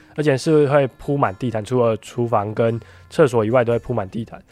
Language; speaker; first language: Chinese; native; Chinese